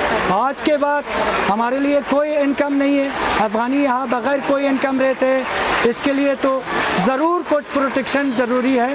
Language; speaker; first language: Hindi; non-native, fluent; Persian